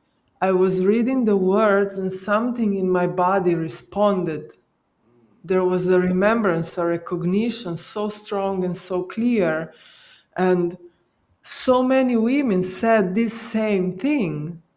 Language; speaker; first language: English; non-native, fluent; Slovenian